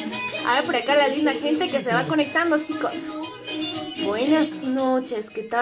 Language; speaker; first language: Spanish; native; Spanish